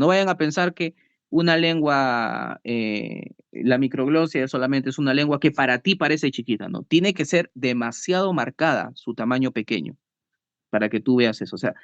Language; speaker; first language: Spanish; native; Spanish